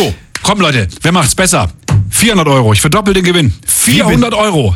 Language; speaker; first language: German; native; German